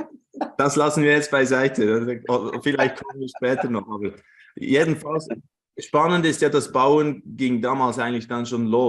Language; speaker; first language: German; native; German